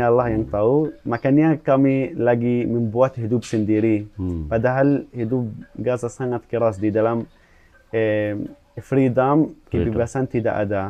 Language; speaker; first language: Indonesian; non-native, fluent; Arabic